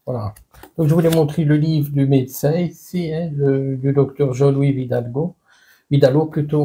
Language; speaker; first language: French; native; French